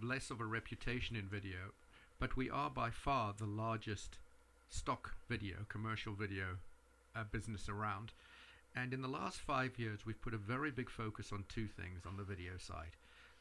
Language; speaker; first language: English; native; English